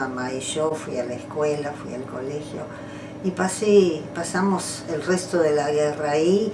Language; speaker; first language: Spanish; non-native, fluent; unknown